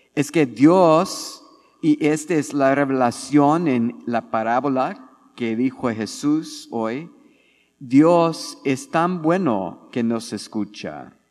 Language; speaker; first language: Spanish; non-native, fluent; English